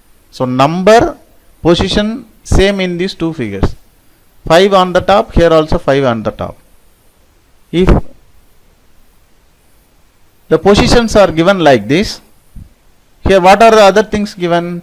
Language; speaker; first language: English; non-native, local second language; Tamil